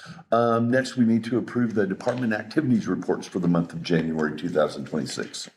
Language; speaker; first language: English; native; English